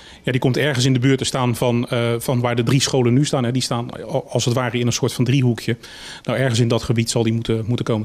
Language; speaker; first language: Dutch; native; Dutch